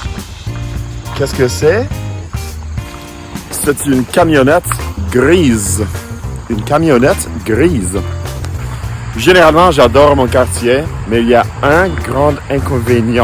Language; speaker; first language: French; non-native, fluent; English